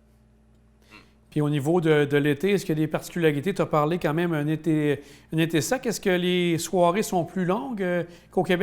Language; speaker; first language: French; native; French